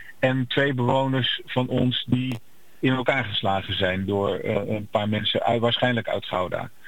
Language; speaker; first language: Dutch; native; Dutch